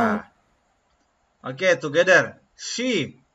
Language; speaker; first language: English; non-native, learner; Indonesian